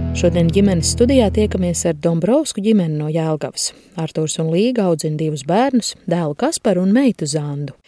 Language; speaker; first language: Latvian; native; Latvian